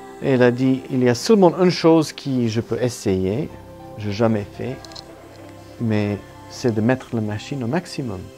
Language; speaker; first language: French; non-native, learner; Italian